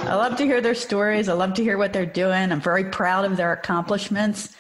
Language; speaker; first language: English; native; English